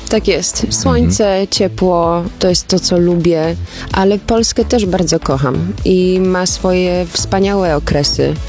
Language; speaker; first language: Polish; early bilingual, heritage; Polish